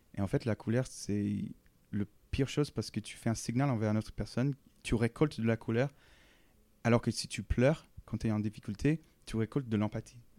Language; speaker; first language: French; non-native, fluent; English